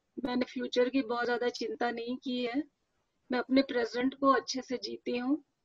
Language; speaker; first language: Hindi; native; Hindi